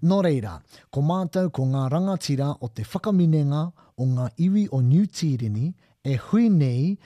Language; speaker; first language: Māori; non-native, local second language; English